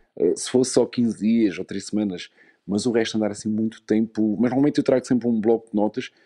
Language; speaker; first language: Portuguese; native; Portuguese